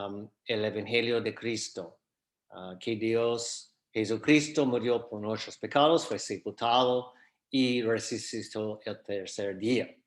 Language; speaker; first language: Spanish; non-native, fluent; English